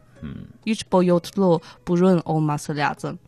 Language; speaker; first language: Turkish; non-native, fluent; Chinese